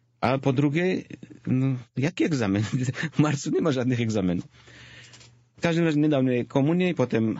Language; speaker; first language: Polish; non-native, fluent; Georgian